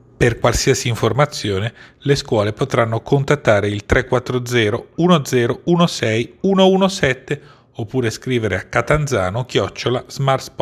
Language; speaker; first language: Italian; native; Italian